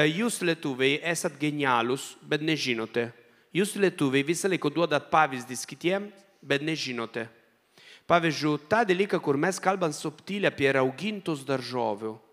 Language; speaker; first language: Lithuanian; non-native, fluent; Italian